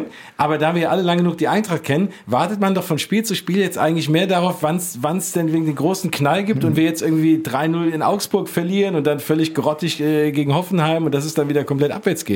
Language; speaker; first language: German; native; German